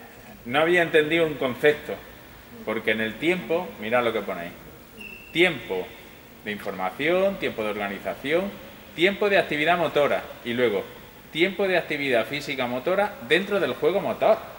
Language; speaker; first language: Spanish; native; Spanish